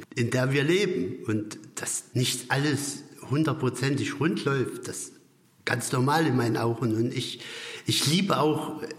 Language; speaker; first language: German; native; German